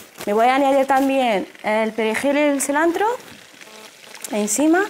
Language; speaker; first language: Spanish; non-native, fluent; Arabic